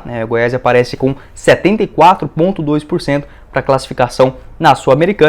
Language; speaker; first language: Portuguese; native; Portuguese